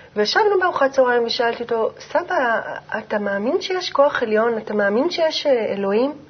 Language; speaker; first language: Hebrew; native; Hebrew